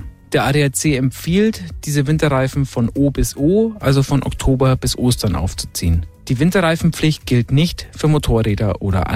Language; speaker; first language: German; native; German